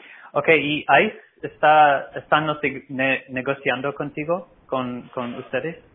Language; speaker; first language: Spanish; non-native, fluent; English